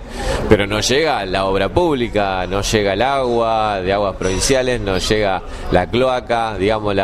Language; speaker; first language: Spanish; native; Spanish